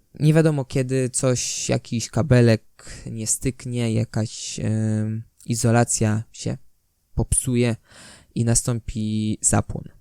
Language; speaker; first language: Polish; native; Polish